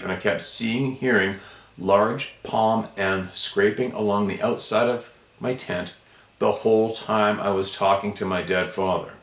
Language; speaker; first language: English; native; English